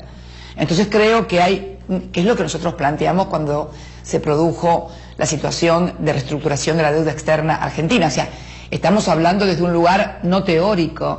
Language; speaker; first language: Spanish; native; Spanish